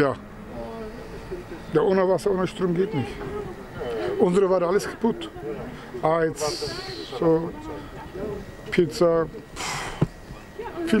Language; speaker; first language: German; non-native, learner; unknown